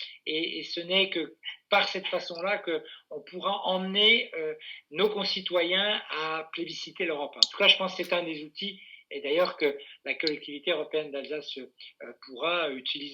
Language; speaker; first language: French; native; French